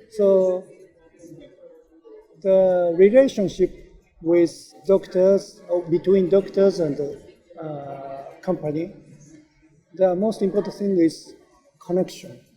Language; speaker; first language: English; non-native, learner; Japanese